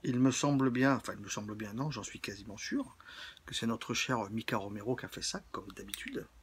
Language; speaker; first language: French; native; French